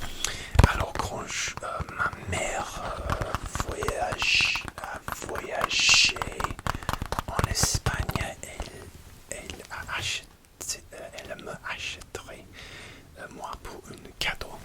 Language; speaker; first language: French; non-native, learner; English